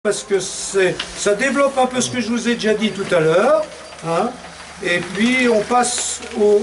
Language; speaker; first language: French; native; French